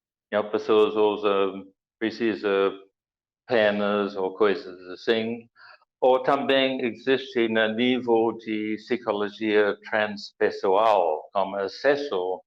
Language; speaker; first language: Portuguese; non-native, learner; English